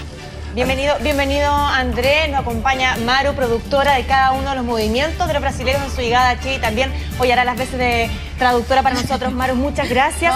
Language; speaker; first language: Spanish; native; Spanish